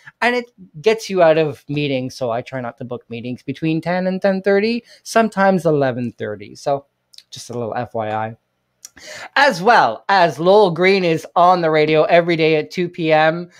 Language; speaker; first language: English; native; English